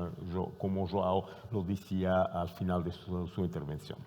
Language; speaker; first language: Spanish; non-native, fluent; Italian